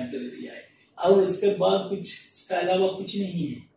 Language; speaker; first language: Hindi; non-native, local second language; Malayalam